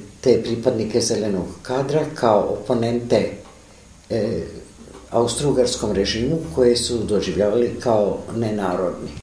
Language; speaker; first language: Serbian; native; Serbian